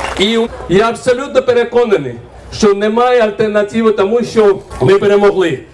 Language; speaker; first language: Ukrainian; non-native, fluent; Georgian